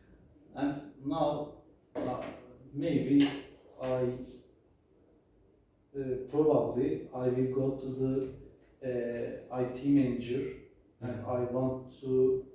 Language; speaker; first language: English; non-native, learner; Turkish